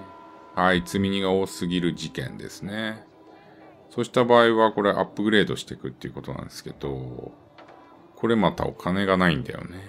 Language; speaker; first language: Japanese; native; Japanese